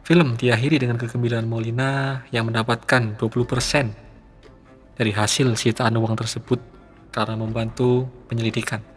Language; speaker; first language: Indonesian; native; Indonesian